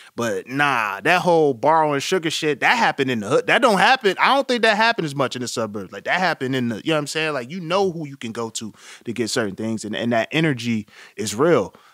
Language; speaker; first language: English; native; English